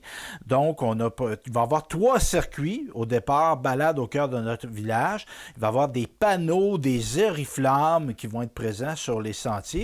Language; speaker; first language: French; native; French